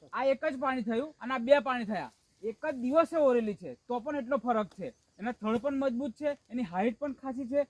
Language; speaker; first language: Gujarati; native; Gujarati